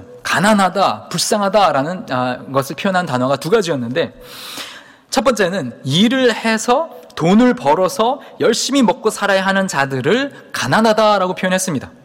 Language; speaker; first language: Korean; native; Korean